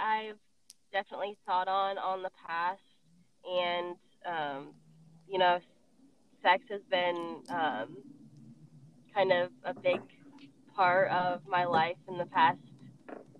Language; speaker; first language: English; native; English